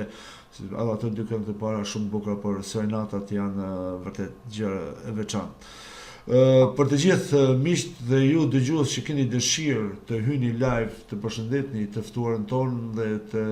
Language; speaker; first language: Albanian; native; Albanian